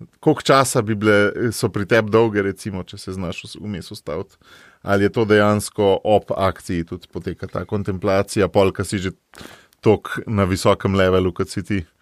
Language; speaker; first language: Slovenian; native; Slovenian